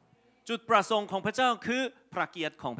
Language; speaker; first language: Thai; non-native, fluent; Korean